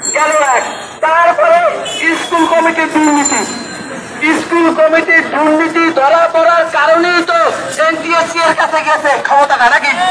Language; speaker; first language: Bangla; native; Bangla